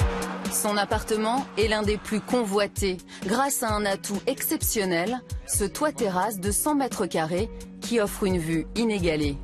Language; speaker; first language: French; native; French